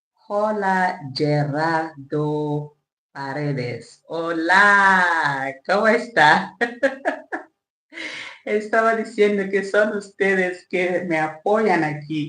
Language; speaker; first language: Spanish; non-native, learner; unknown